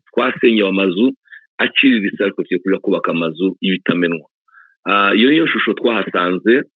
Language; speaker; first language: Kinyarwanda; native; Kinyarwanda